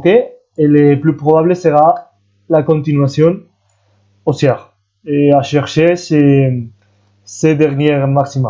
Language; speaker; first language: French; non-native, fluent; Spanish